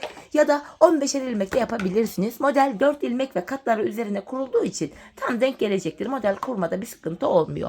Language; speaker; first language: Turkish; native; Turkish